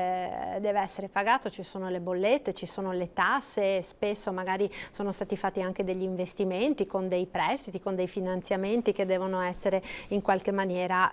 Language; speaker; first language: Italian; native; Italian